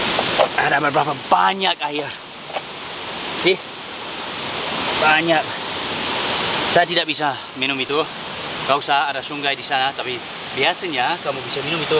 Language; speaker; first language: Indonesian; non-native, learner; English